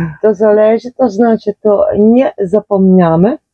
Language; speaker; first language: Polish; non-native, learner; Dutch